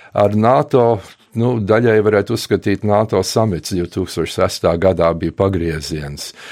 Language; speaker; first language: Latvian; early bilingual, heritage; Latvian